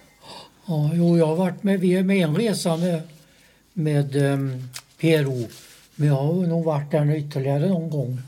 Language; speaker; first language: Swedish; native; Swedish